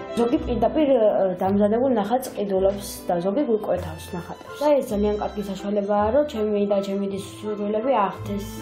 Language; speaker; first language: Georgian; native; Georgian